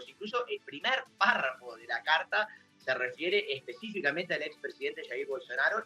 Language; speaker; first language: Spanish; native; Spanish